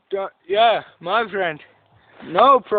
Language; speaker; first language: English; non-native, learner; Finnish